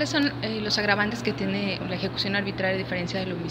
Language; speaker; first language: Spanish; native; Spanish